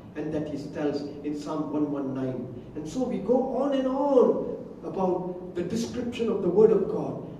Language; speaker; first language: English; non-native, local second language; Tamil